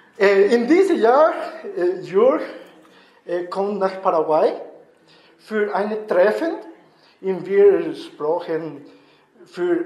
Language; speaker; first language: German; non-native, learner; Spanish